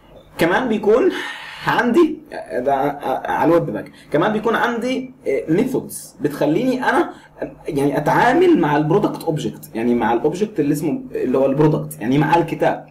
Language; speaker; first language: Arabic; native; Arabic